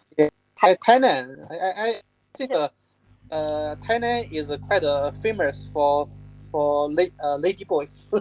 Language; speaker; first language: English; non-native, learner; Chinese